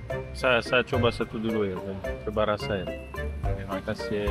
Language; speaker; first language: Indonesian; non-native, learner; French